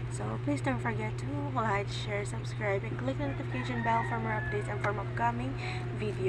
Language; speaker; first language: English; non-native, learner; Filipino